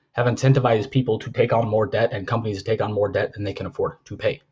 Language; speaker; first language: English; native; English